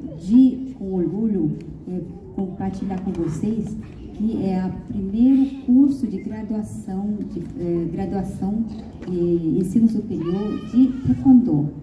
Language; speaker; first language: Portuguese; early bilingual, heritage; Korean